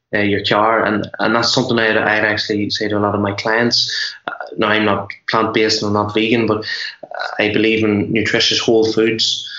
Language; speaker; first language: English; native; English